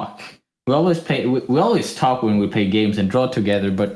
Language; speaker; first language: English; non-native, fluent; Swedish